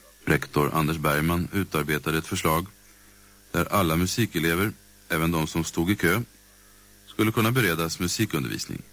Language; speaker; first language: Swedish; native; Swedish